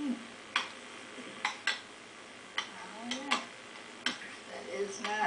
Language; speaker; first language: English; native; English